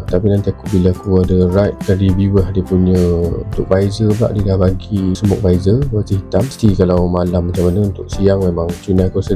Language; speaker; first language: Malay; native; Malay